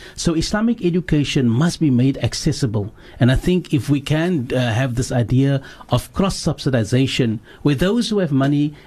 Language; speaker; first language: English; early bilingual, other home language; Afrikaans